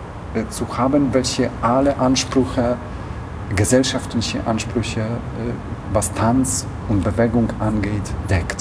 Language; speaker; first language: German; non-native, fluent; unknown